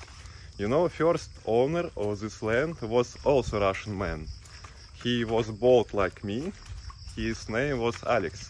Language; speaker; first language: English; non-native, learner; Russian